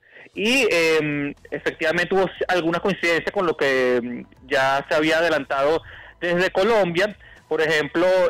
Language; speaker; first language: Spanish; native; Spanish